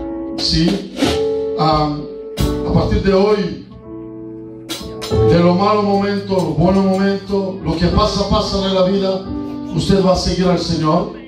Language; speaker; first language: Spanish; non-native, learner; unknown